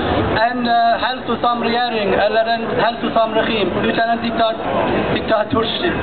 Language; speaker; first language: Swedish; non-native, fluent; Persian